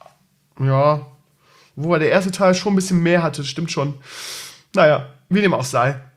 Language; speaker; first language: German; native; German